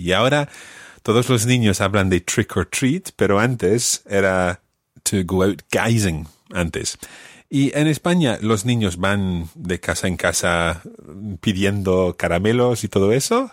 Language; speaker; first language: Spanish; non-native, fluent; English